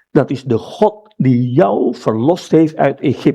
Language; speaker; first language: Dutch; non-native, fluent; Indonesian